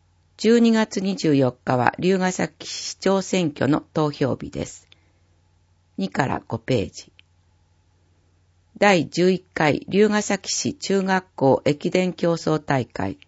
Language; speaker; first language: Japanese; native; Japanese